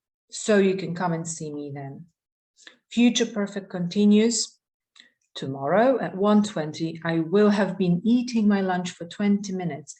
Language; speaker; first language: English; non-native, fluent; Polish